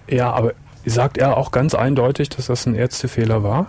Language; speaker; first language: German; native; German